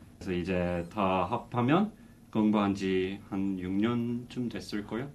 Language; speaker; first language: Korean; non-native, fluent; English